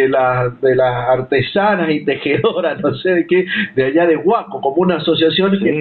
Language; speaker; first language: Spanish; native; Spanish